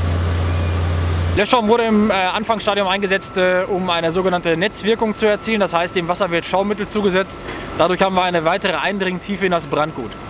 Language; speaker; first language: German; native; German